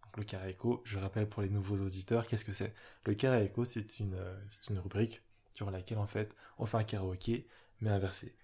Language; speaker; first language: French; early bilingual, other home language; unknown